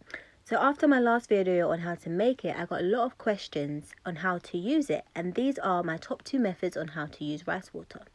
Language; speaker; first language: English; native; English